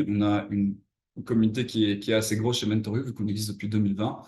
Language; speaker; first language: French; native; French